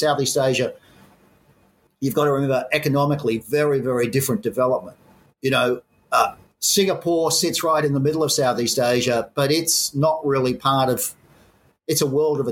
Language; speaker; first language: English; native; English